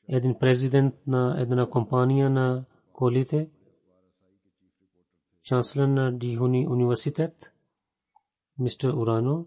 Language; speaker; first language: Bulgarian; non-native, fluent; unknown